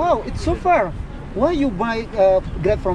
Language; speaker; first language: English; non-native, learner; Indonesian